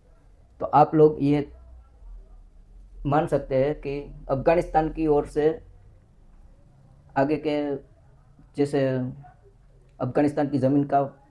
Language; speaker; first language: Hindi; non-native, local second language; Gujarati